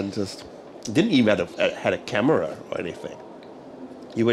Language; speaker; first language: English; non-native, fluent; German